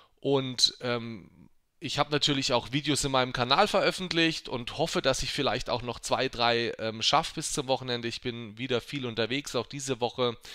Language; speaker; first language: German; native; German